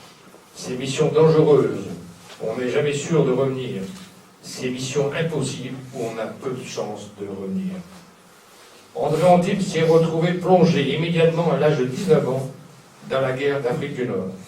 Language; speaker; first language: French; native; French